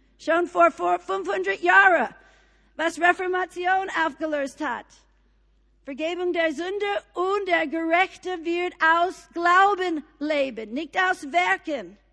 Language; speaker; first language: German; non-native, fluent; English